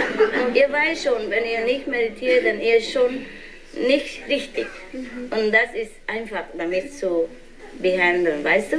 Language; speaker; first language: German; non-native, learner; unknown